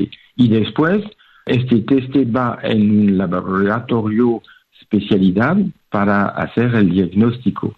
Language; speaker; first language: Spanish; non-native, fluent; French